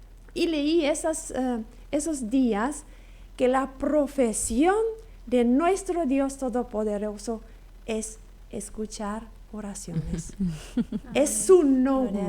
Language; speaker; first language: Spanish; non-native, local second language; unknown